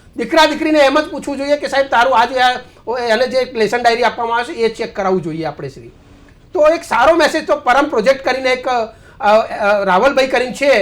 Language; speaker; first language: Gujarati; native; Gujarati